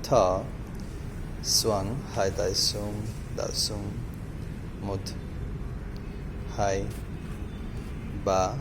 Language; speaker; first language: Vietnamese; non-native, learner; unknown